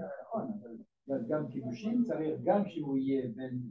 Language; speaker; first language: Hebrew; non-native, fluent; French